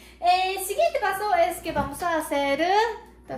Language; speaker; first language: Spanish; non-native, learner; Japanese